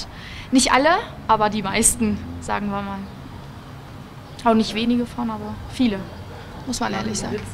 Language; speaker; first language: German; early bilingual, other home language; Albanian